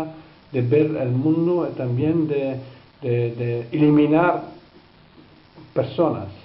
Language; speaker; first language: Spanish; non-native, fluent; Dutch